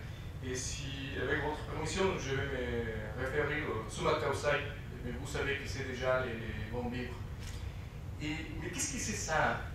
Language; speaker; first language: French; non-native, fluent; Spanish